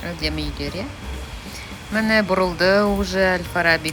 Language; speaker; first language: Kazakh; native; Kazakh